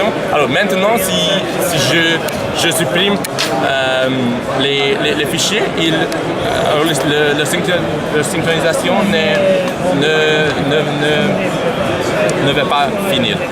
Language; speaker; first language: French; non-native, learner; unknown